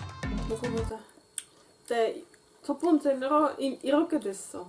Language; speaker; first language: Korean; non-native, fluent; Dutch